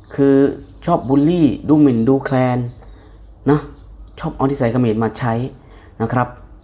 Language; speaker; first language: Thai; native; Thai